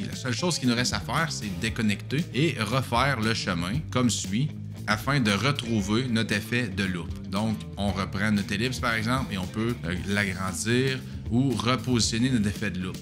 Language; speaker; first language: French; native; French